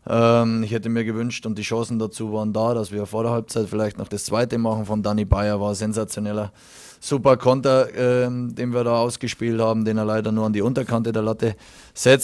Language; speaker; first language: German; native; German